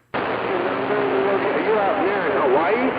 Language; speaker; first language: English; native; English